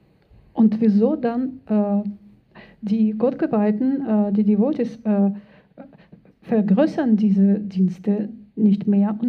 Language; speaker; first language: German; non-native, fluent; Russian